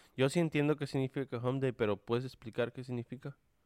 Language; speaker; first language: Spanish; early bilingual, heritage; Spanish